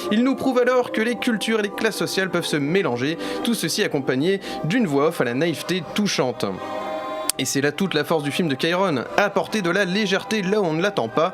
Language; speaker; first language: French; native; French